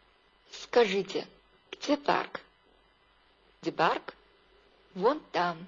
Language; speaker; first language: Russian; non-native, fluent; Chinese